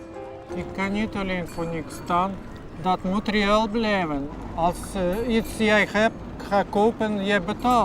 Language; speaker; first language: Dutch; non-native, learner; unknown